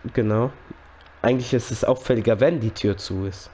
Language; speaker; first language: German; native; German